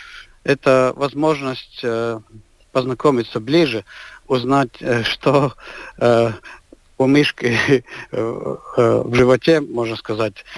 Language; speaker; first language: Russian; non-native, local second language; Latvian